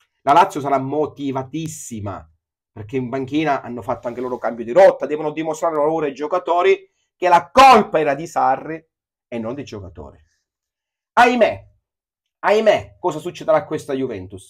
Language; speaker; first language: Italian; native; Italian